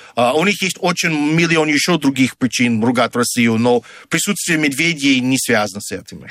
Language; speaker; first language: Russian; non-native, fluent; English